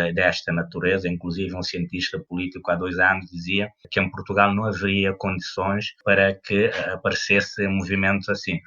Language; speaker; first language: Portuguese; non-native, local second language; Kabuverdianu